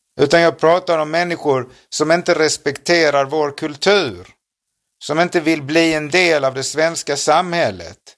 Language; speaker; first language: Swedish; native; Swedish